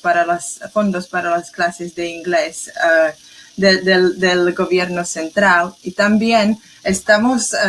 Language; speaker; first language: Spanish; non-native, fluent; English